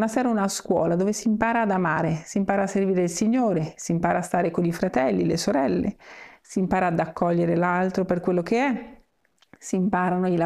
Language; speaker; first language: Italian; native; Italian